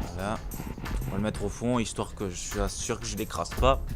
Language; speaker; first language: French; native; French